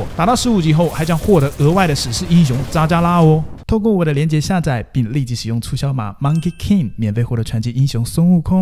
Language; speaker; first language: Chinese; native; Chinese